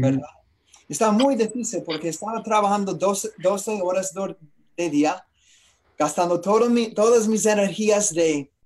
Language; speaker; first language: Spanish; non-native, learner; English